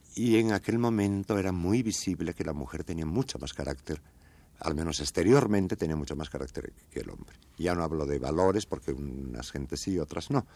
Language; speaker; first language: Spanish; native; Spanish